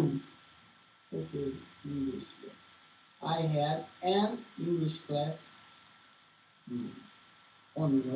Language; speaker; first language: English; non-native, learner; Portuguese